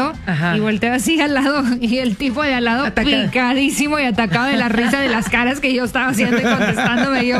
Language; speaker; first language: Spanish; native; Spanish